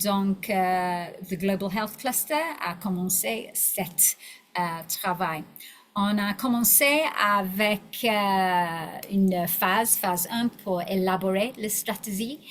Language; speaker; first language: French; non-native, learner; English